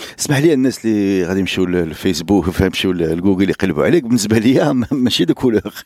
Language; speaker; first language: Arabic; native; Arabic